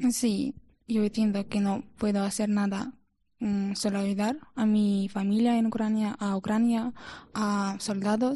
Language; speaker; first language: Spanish; non-native, learner; Ukrainian